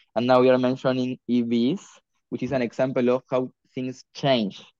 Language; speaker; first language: English; non-native, fluent; Spanish